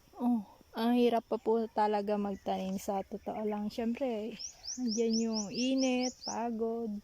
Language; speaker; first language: Filipino; non-native, local second language; Cebuano